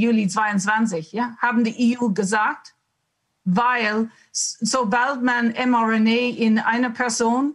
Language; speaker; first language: German; non-native, learner; English